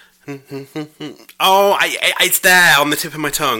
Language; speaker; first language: English; native; English